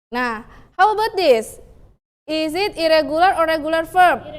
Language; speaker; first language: English; non-native, fluent; Indonesian